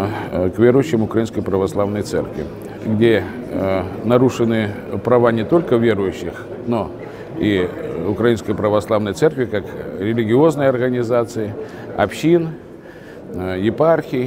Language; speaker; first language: Russian; native; Russian